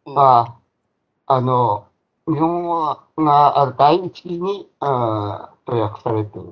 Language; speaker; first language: Japanese; non-native, fluent; Chinese